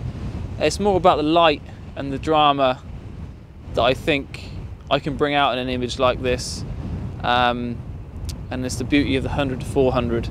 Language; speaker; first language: English; native; English